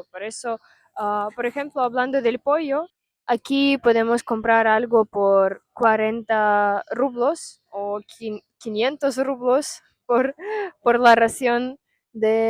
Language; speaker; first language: Spanish; non-native, fluent; Russian